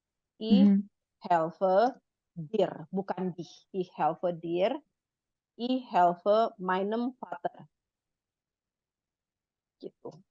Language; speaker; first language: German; non-native, fluent; Indonesian